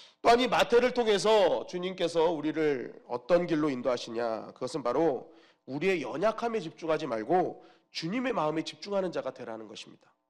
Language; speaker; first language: Korean; native; Korean